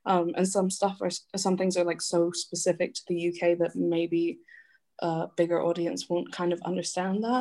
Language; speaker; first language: English; native; English